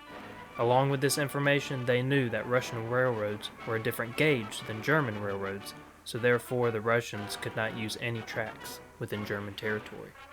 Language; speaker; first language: English; native; English